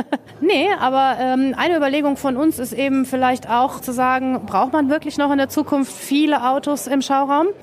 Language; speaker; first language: German; native; German